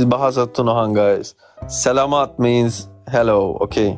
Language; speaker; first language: English; non-native, fluent; Turkish